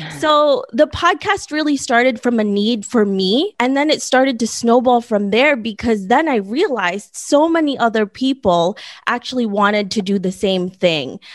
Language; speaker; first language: English; early bilingual, other home language; Filipino